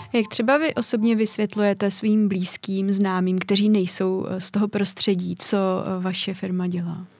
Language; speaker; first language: Czech; native; Czech